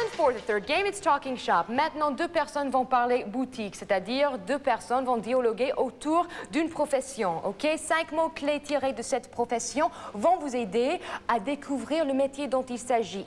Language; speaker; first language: French; non-native, fluent; English